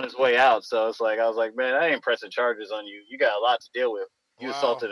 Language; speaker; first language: English; native; English